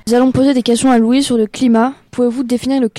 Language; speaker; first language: French; native; French